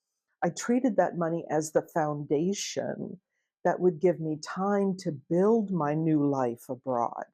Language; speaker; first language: English; native; English